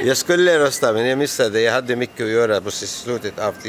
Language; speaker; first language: Swedish; non-native, learner; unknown